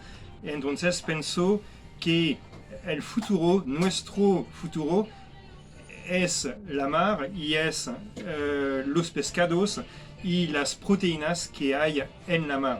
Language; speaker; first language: Spanish; non-native, learner; French